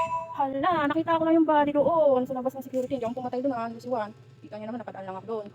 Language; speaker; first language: Filipino; native; Filipino